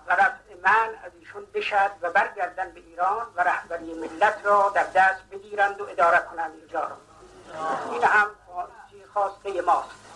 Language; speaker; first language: Persian; non-native, local second language; Azerbaijani